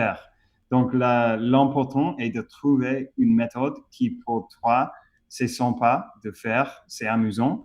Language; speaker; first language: French; non-native, fluent; English